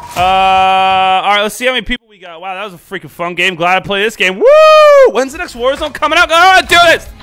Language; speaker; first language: English; native; English